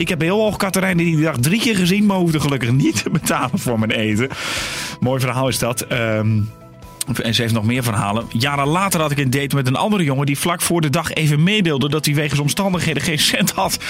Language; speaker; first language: Dutch; native; Dutch